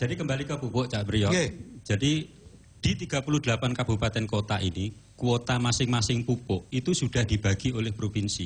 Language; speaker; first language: Indonesian; non-native, local second language; Javanese